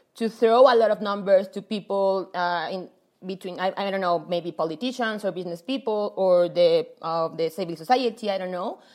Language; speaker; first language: English; non-native, fluent; Spanish